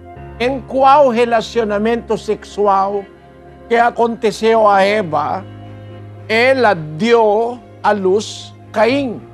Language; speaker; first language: Portuguese; non-native, learner; Filipino